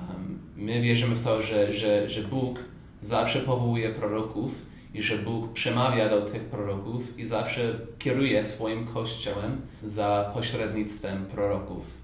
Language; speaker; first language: Polish; non-native, fluent; English